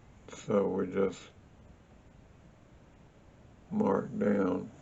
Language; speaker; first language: English; native; English